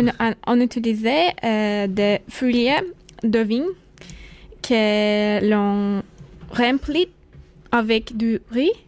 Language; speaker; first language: French; non-native, learner; Turkish